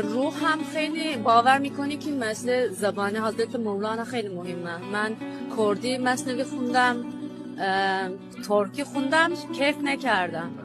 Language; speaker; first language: Persian; non-native, learner; Kurdish